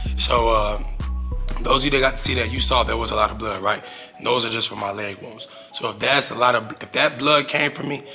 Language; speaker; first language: English; native; English